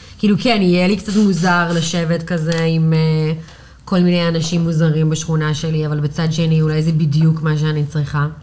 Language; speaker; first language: Hebrew; non-native, fluent; English